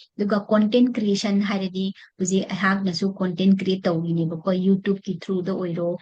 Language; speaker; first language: Manipuri; non-native, local second language; Rongmei Naga